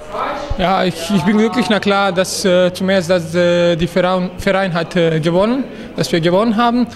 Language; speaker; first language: German; non-native, fluent; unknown